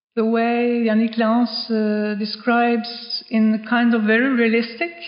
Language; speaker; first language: English; non-native, fluent; Norwegian